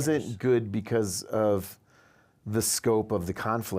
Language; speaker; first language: English; native; English